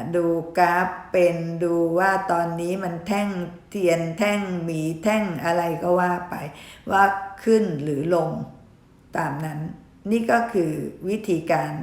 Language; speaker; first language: Thai; native; Thai